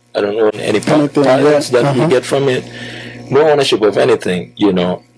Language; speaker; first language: English; non-native, local second language; Wolof